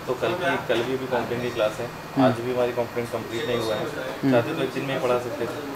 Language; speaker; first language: Hindi; native; Hindi